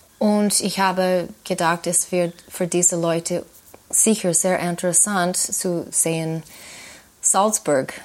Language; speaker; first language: German; non-native, fluent; English